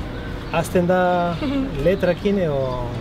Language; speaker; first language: Basque; non-native, learner; Spanish